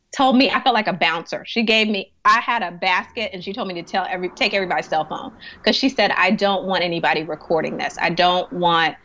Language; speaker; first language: English; native; English